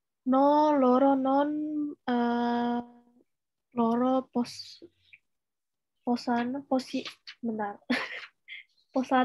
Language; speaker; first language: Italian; non-native, learner; Indonesian